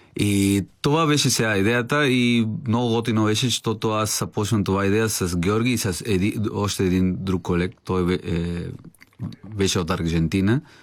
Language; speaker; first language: Bulgarian; non-native, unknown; Spanish